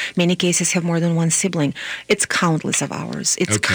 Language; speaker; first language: English; non-native, fluent; Romanian